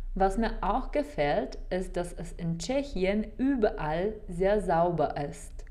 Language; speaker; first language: German; non-native, fluent; Czech